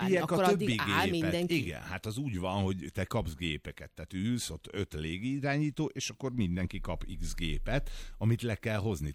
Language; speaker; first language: Hungarian; native; Hungarian